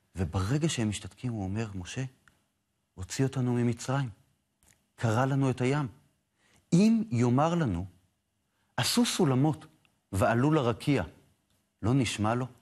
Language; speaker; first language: Hebrew; native; Hebrew